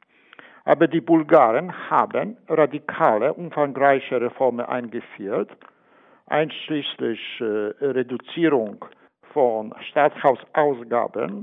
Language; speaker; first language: German; non-native, fluent; Polish